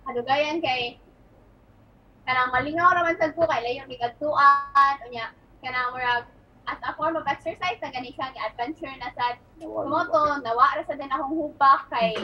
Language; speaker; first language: Cebuano; native; Cebuano